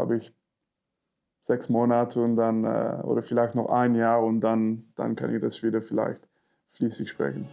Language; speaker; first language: German; non-native, fluent; French